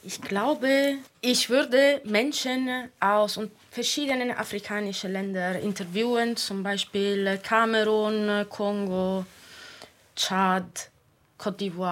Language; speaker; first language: German; non-native, fluent; Italian